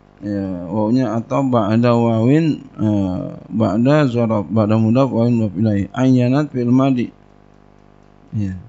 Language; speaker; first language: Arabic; non-native, fluent; Indonesian